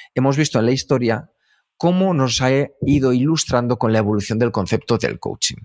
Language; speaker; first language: Spanish; native; Spanish